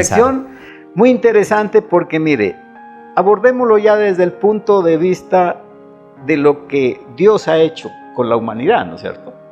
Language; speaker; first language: Spanish; native; Spanish